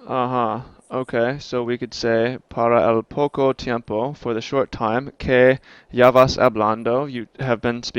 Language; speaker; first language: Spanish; non-native, learner; English